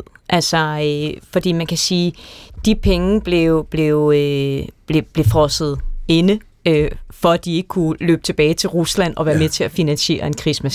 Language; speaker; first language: Danish; native; Danish